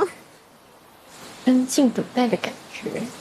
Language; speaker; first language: Chinese; native; Chinese